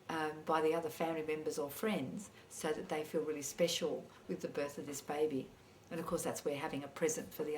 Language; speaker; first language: English; native; English